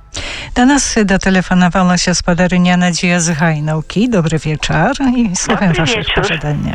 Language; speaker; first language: Polish; non-native, local second language; Belarusian